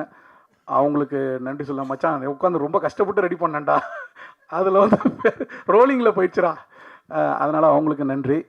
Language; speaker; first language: Tamil; native; Tamil